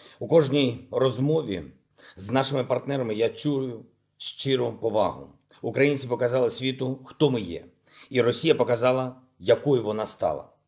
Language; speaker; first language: Ukrainian; non-native, local second language; Russian